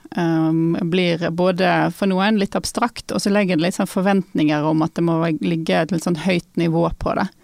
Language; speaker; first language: Norwegian; native; Norwegian